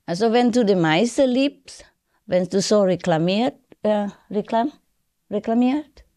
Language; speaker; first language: German; non-native, learner; Vietnamese